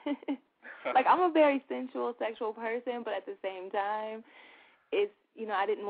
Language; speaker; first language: English; native; English